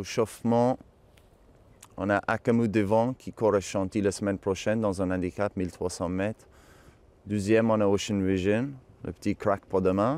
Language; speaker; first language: French; non-native, fluent; English